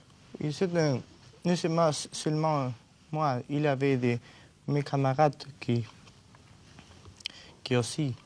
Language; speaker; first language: French; non-native, learner; Spanish